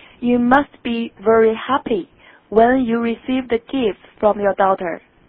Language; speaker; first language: English; non-native, fluent; Chinese